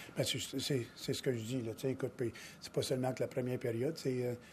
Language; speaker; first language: French; native; French